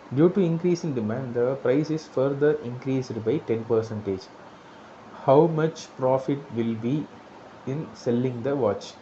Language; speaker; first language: English; non-native, local second language; Tamil